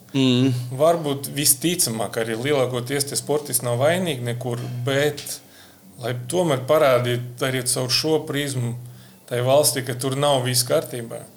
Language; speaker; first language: Latvian; non-native, local second language; Russian